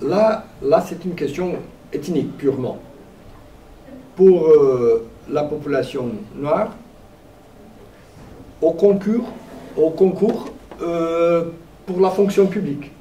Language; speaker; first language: French; non-native, fluent; Portuguese